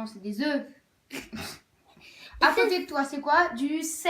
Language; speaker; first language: French; native; French